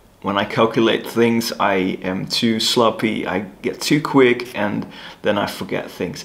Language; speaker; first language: English; non-native, fluent; Dutch